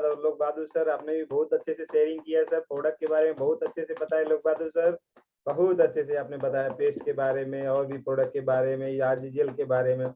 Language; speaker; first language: Hindi; native; Hindi